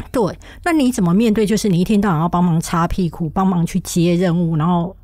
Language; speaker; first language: Chinese; native; Chinese